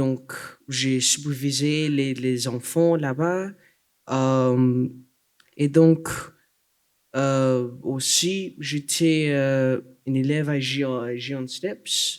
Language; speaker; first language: French; non-native, local second language; English